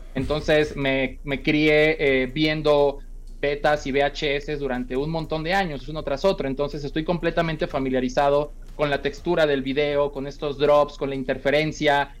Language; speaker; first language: Spanish; native; Spanish